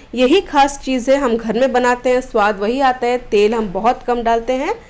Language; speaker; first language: Hindi; non-native, local second language; Odia